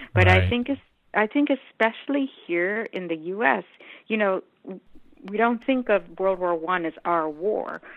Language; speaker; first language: English; non-native, local second language; Hindi